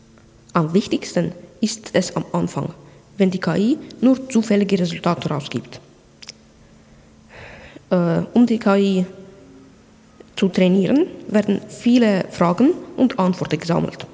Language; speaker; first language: German; non-native, local second language; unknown